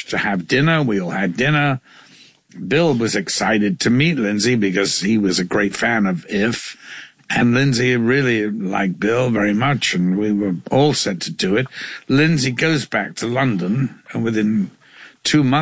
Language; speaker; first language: English; native; English